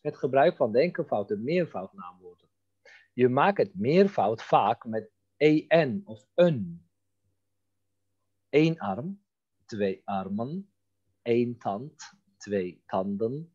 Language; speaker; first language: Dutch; non-native, fluent; Turkish